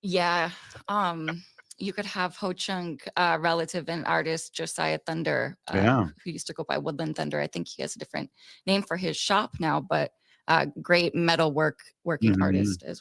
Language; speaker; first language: English; native; English